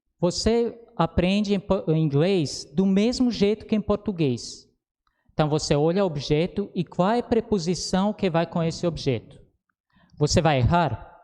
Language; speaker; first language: Portuguese; non-native, fluent; Croatian